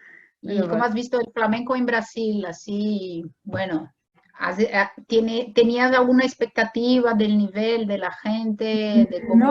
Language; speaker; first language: Spanish; non-native, fluent; Portuguese